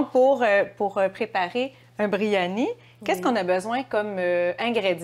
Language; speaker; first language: French; native; French